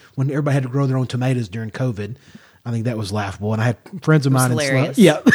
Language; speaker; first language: English; native; English